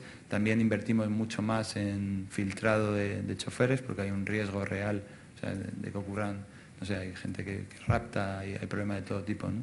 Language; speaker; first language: Spanish; native; Spanish